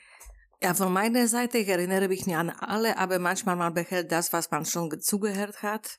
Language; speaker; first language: German; non-native, learner; Polish